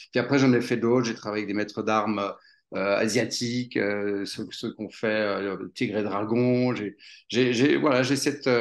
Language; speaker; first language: French; native; French